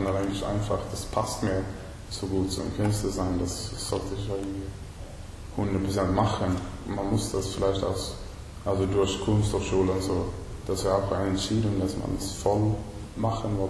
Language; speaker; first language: German; non-native, learner; Swedish